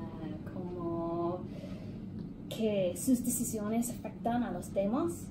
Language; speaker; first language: Spanish; non-native, learner; English